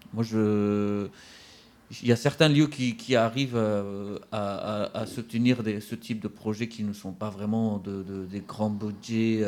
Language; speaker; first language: French; non-native, fluent; Central Kurdish